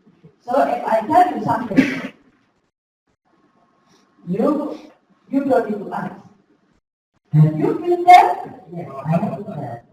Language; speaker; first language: English; non-native, fluent; Indonesian